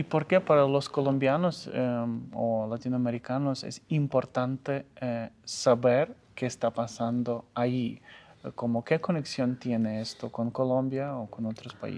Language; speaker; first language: Spanish; non-native, fluent; Ukrainian